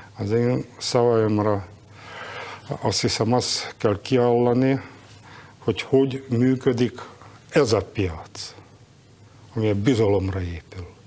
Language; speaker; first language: Hungarian; non-native, fluent; Russian